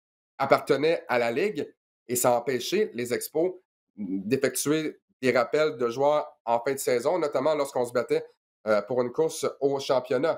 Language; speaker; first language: French; native; French